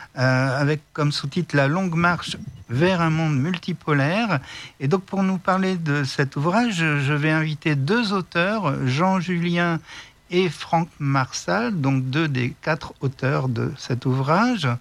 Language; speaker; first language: French; native; French